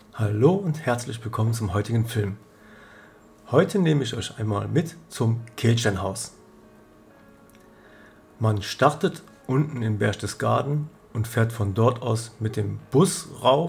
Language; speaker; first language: German; native; German